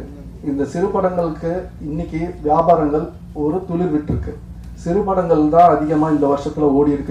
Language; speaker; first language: Tamil; native; Tamil